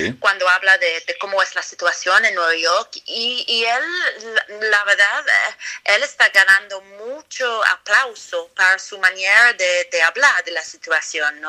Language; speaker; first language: Spanish; non-native, fluent; English